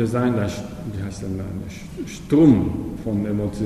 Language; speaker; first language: German; non-native, learner; Japanese